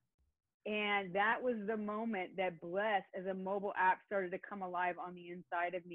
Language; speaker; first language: English; native; English